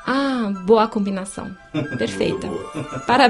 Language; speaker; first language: Portuguese; non-native, fluent; Chinese